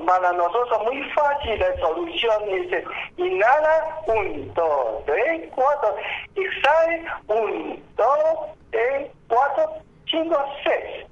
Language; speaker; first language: Spanish; non-native, learner; Chinese